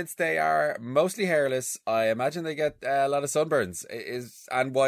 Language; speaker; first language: English; native; English